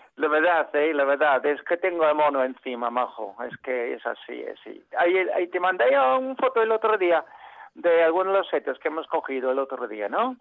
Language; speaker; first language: Spanish; non-native, fluent; English